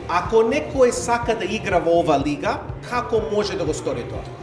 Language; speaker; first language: Macedonian; early bilingual, heritage; Macedonian